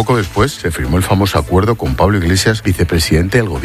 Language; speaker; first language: Spanish; native; Spanish